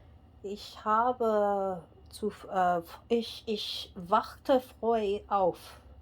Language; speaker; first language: German; non-native, learner; English